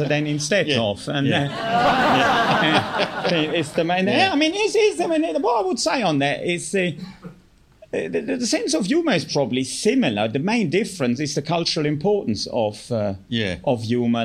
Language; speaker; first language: English; non-native, fluent; German